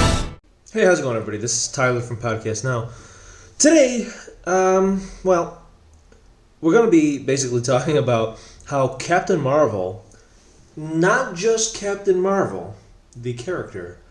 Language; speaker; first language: English; native; English